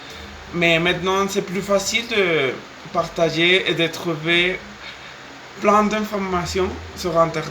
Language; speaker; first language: French; non-native, fluent; Spanish